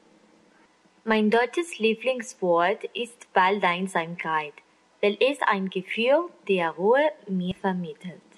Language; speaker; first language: German; non-native, learner; Spanish